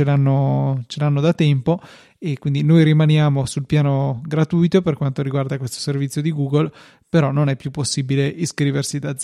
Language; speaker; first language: Italian; native; Italian